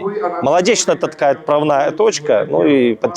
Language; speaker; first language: Russian; native; Russian